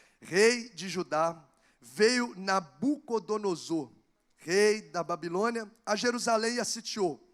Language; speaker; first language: Portuguese; native; Portuguese